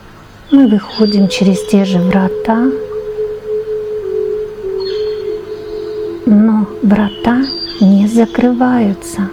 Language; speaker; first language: Russian; native; Russian